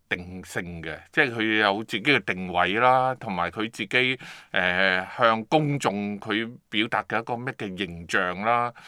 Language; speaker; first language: Cantonese; native; Cantonese